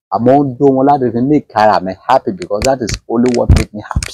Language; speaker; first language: English; non-native, local second language; Yoruba